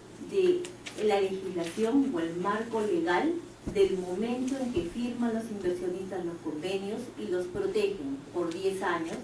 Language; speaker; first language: Spanish; native; Spanish